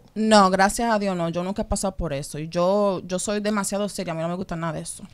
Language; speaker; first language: Spanish; early bilingual, heritage; Spanish